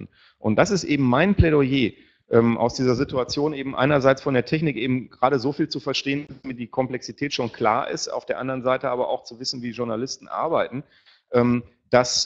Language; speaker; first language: German; native; German